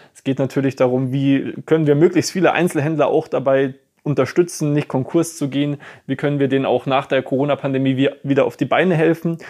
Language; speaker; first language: German; native; German